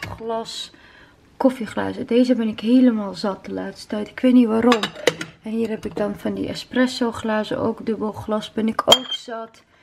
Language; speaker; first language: Dutch; non-native, fluent; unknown